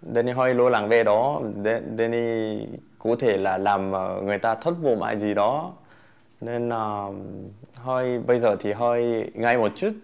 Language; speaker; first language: Vietnamese; non-native, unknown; Korean